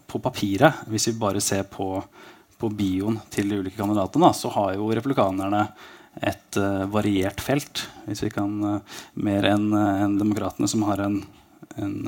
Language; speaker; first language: Norwegian; native; Norwegian